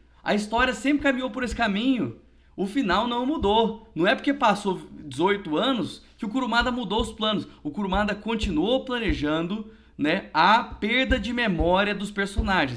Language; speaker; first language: Portuguese; native; Portuguese